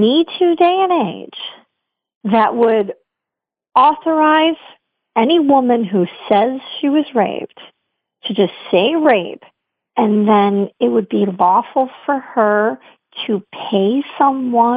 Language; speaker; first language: English; native; English